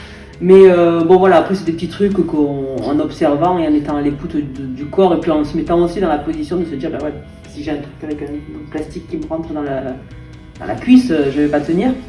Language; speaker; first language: French; native; French